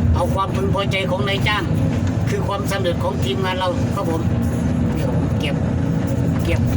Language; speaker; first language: Thai; non-native, local second language; Northeastern Thai